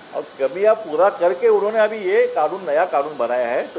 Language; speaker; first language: Hindi; non-native, local second language; Marathi